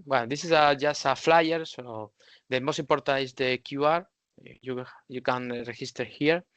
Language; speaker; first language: English; non-native, learner; Spanish